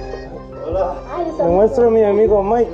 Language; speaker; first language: Spanish; non-native, fluent; English